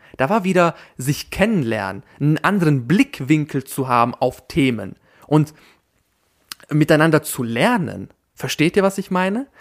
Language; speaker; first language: German; early bilingual, other home language; Albanian